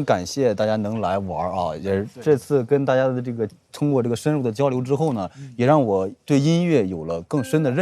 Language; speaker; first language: Chinese; native; Chinese